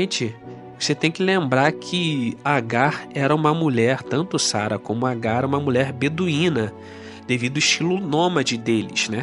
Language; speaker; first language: Portuguese; native; Portuguese